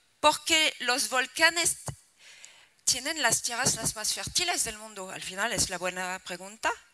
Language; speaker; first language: Spanish; non-native, fluent; French